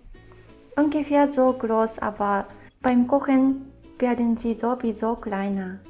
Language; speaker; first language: German; non-native, fluent; Japanese